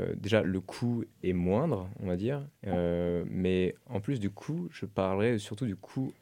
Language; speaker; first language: French; non-native, fluent; German